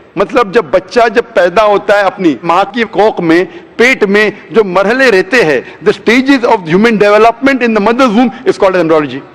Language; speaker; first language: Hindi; non-native, local second language; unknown